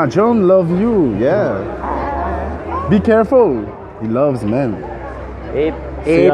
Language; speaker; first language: English; non-native, learner; French